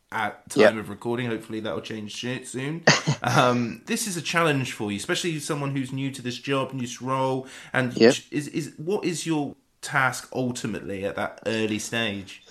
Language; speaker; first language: English; native; English